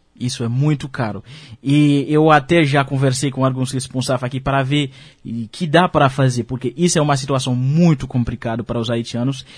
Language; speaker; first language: Portuguese; non-native, fluent; Haitian Creole